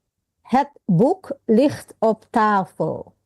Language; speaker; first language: Dutch; non-native, fluent; Indonesian